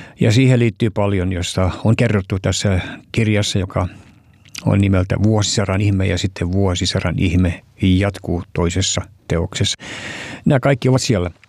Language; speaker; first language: Finnish; early bilingual, heritage; Finnish